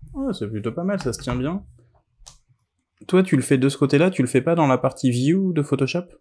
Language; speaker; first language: French; native; French